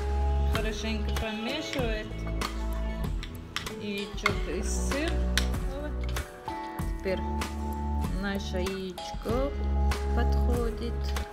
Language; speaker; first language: Russian; non-native, learner; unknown